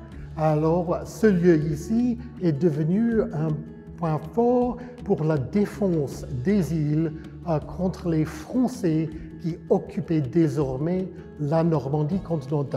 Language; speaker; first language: French; non-native, fluent; English